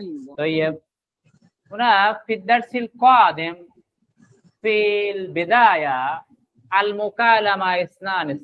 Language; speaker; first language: Arabic; non-native, fluent; Bangla